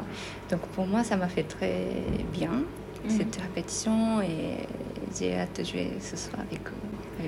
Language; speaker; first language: French; non-native, fluent; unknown